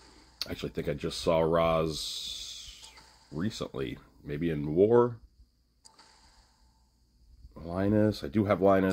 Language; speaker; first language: English; native; English